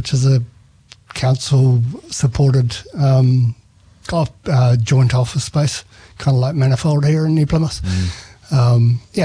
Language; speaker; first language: English; native; English